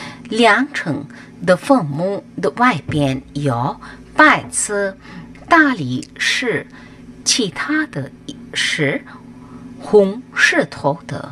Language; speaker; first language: Chinese; non-native, fluent; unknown